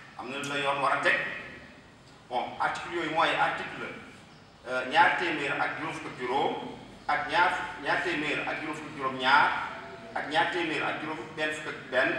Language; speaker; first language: Wolof; non-native, local second language; Fula